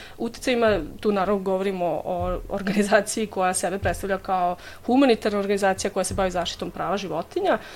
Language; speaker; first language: Serbian; native; Serbian